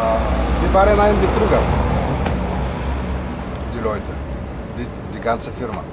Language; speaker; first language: German; non-native, learner; Bulgarian